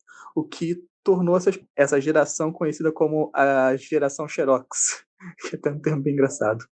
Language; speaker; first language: Portuguese; native; Portuguese